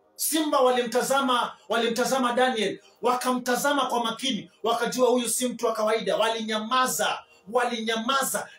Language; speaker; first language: Swahili; native; Swahili